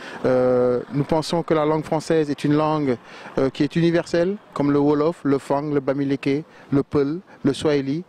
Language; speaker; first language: French; non-native, local second language; Wolof